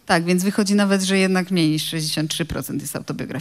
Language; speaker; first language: Polish; native; Polish